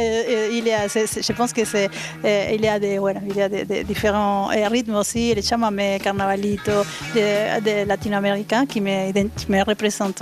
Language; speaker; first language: French; non-native, fluent; Spanish